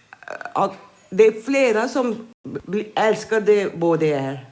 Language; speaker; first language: Swedish; non-native, learner; Urdu